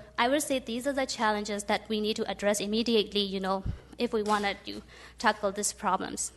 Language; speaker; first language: English; non-native, fluent; Burmese